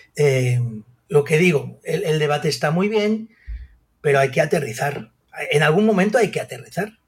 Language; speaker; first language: Spanish; native; Spanish